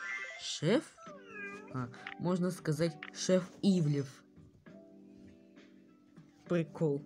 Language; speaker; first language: Russian; native; Russian